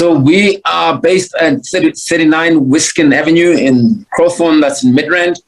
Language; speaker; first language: English; non-native, local second language; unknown